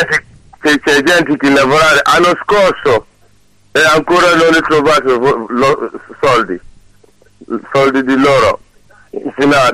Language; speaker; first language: Italian; non-native, learner; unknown